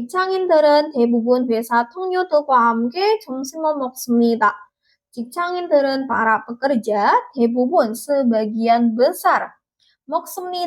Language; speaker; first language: Korean; non-native, learner; Indonesian